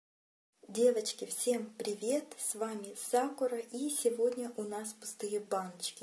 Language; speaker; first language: Russian; native; Russian